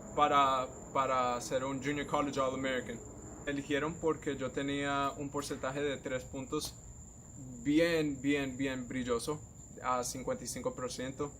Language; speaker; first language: Spanish; native; Spanish